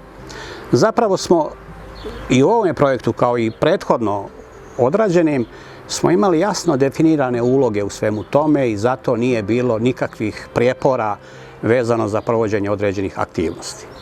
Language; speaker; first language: Croatian; native; Croatian